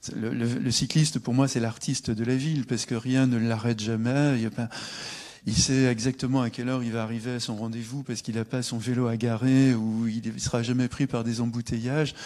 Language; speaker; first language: French; native; French